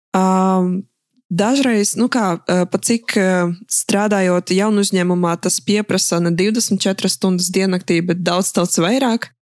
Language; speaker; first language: Latvian; non-native, local second language; Russian